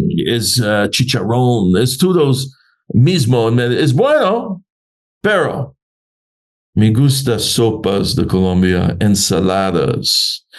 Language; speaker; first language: Spanish; non-native, learner; English